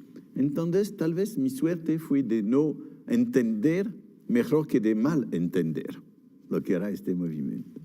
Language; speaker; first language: Spanish; non-native, fluent; French